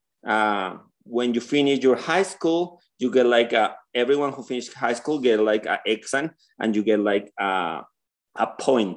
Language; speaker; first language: English; non-native, learner; Spanish